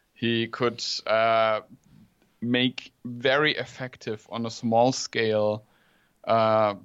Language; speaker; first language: English; non-native, fluent; German